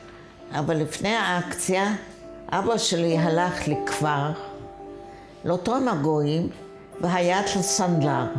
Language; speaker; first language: Hebrew; non-native, fluent; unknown